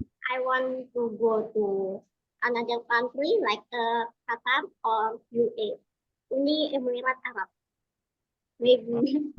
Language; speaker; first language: English; non-native, learner; Indonesian